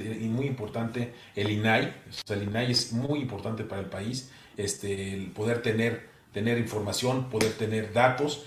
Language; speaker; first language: Spanish; native; Spanish